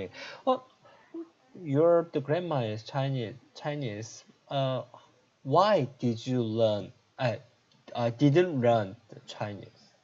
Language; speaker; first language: English; non-native, learner; Korean